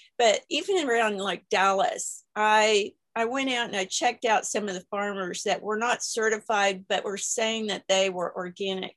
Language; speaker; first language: English; native; English